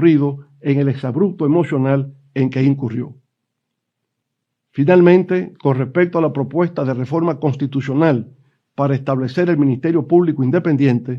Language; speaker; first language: Spanish; native; Spanish